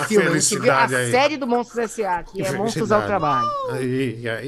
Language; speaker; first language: Portuguese; native; Portuguese